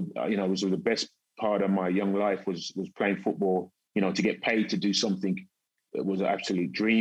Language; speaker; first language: English; native; English